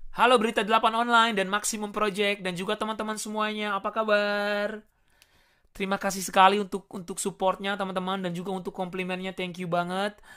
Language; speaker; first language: Indonesian; native; Indonesian